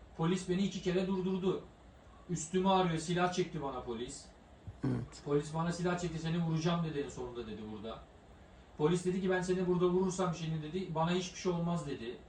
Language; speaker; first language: Turkish; native; Turkish